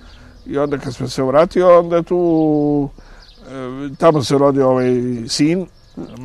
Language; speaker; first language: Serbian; non-native, fluent; Arabic